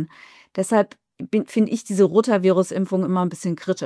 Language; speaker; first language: German; native; German